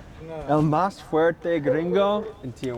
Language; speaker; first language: Spanish; non-native, learner; English